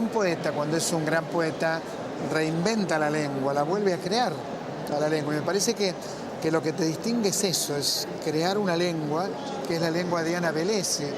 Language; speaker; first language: Spanish; native; Spanish